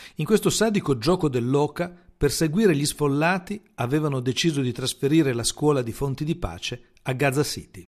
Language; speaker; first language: Italian; native; Italian